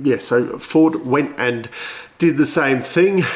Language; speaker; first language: English; native; English